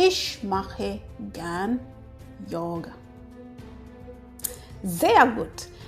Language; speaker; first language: German; non-native, fluent; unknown